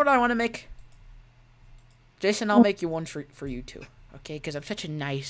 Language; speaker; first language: English; native; English